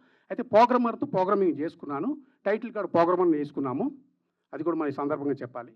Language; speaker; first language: Telugu; native; Telugu